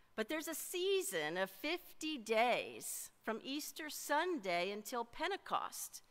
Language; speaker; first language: English; native; English